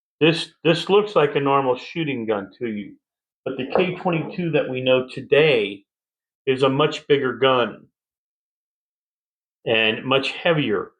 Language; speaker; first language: English; native; English